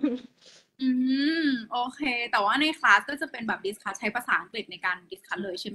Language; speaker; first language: Thai; native; Thai